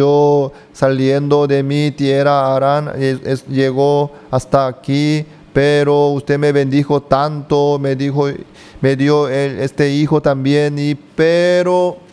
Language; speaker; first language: Spanish; non-native, fluent; Korean